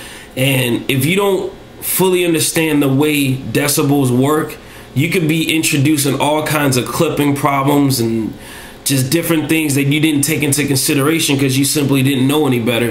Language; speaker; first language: English; native; English